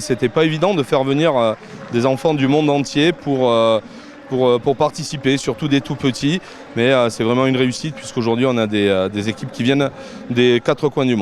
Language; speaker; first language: French; native; French